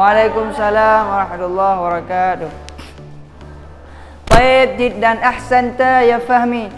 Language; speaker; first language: Arabic; non-native, fluent; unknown